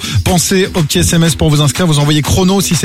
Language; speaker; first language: French; native; French